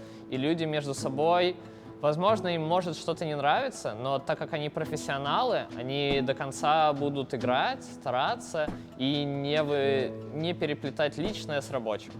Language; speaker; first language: Russian; native; Russian